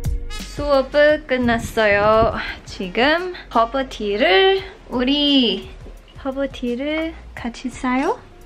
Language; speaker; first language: Korean; non-native, learner; English